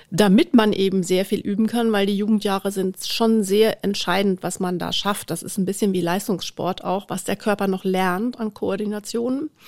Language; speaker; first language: German; native; German